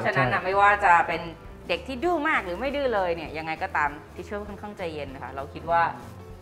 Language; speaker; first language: Thai; native; Thai